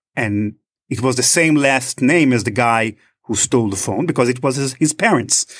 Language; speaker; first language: English; non-native, fluent; Hebrew